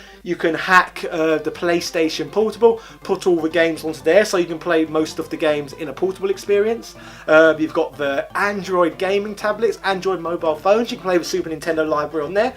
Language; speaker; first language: English; native; English